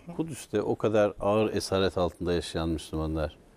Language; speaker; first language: Turkish; native; Turkish